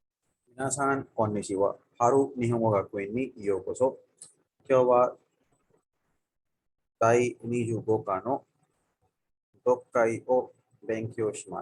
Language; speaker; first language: Japanese; non-native, fluent; Urdu